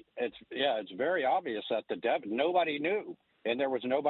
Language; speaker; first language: English; native; English